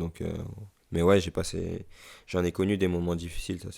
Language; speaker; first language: French; early bilingual, other home language; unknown